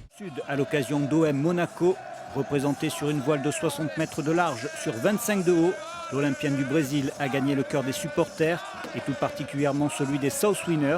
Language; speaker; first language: French; native; French